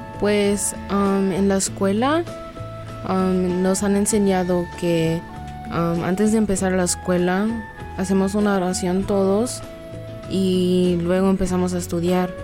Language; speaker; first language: Spanish; early bilingual, other home language; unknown